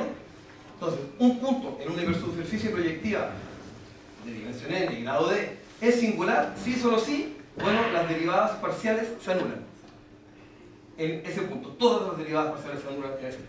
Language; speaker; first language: Spanish; native; Spanish